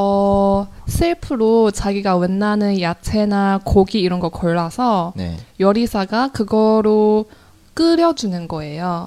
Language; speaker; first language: Korean; non-native, fluent; Chinese